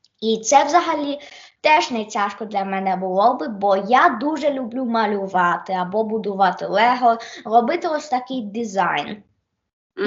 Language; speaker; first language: Ukrainian; early bilingual, heritage; Ukrainian